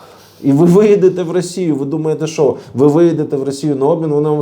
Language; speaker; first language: Ukrainian; non-native, local second language; Russian